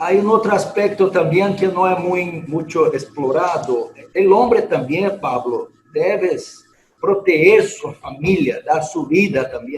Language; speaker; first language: Spanish; non-native, fluent; Portuguese